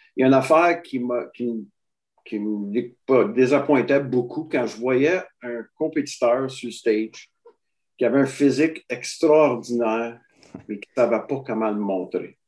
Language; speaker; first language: French; native; French